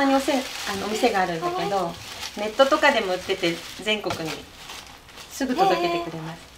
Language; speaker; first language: Japanese; native; Japanese